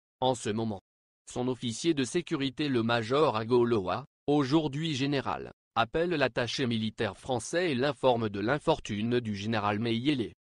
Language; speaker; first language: French; non-native, local second language; Lingala